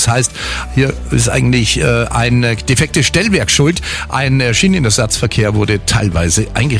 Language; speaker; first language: German; native; German